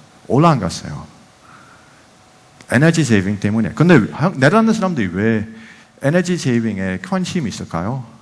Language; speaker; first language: Korean; non-native, fluent; Dutch